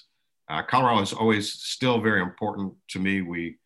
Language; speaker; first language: English; early bilingual, other home language; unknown